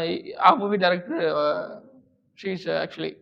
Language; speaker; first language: Telugu; non-native, learner; Tamil